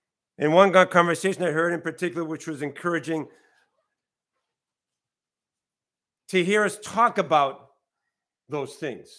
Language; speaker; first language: English; native; English